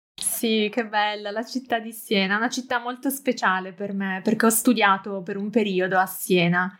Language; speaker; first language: Italian; native; Italian